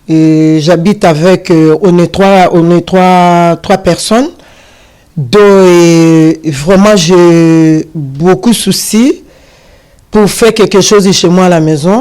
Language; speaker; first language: French; non-native, learner; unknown